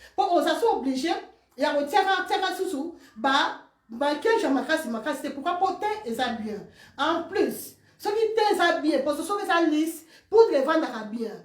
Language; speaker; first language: French; non-native, local second language; Lingala